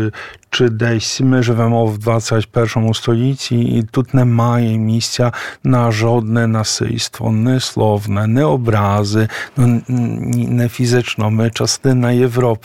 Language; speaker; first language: Ukrainian; non-native, fluent; Polish